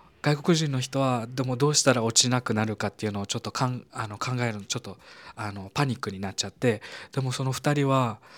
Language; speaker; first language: Japanese; native; Japanese